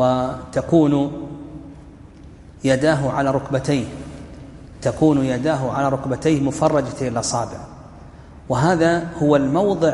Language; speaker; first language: Arabic; native; Arabic